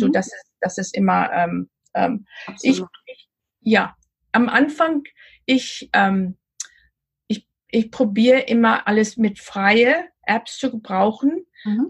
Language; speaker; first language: German; non-native, learner; English